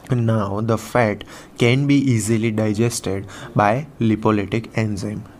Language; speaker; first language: English; non-native, local second language; Gujarati